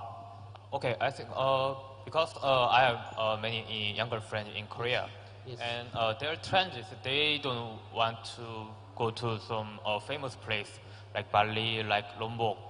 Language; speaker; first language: English; non-native, learner; Korean